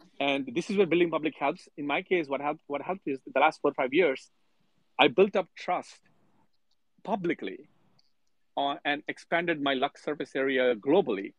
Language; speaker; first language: English; non-native, local second language; Telugu